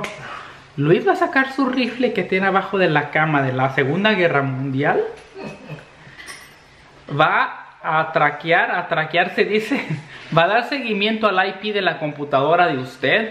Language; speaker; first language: Spanish; native; Spanish